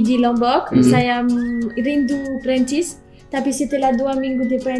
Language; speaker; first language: Indonesian; non-native, learner; French